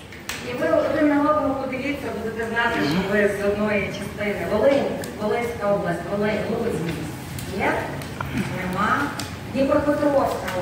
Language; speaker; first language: Ukrainian; native; Ukrainian